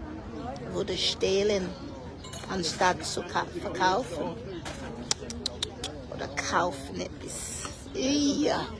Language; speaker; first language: German; non-native, learner; English